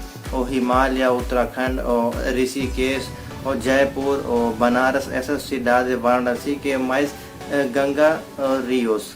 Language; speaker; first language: Portuguese; non-native, learner; Hindi